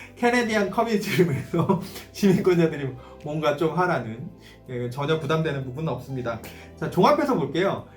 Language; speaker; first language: Korean; native; Korean